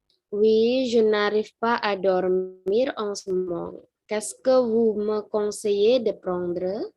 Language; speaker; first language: French; non-native, fluent; Indonesian